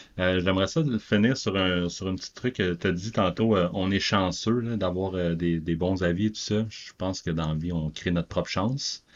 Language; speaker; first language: French; native; French